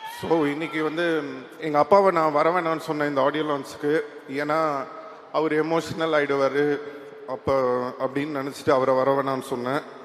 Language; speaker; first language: Tamil; native; Tamil